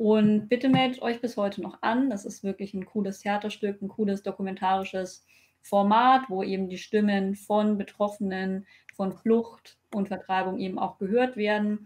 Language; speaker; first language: German; native; German